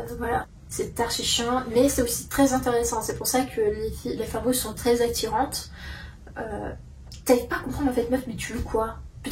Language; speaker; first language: French; non-native, fluent; Russian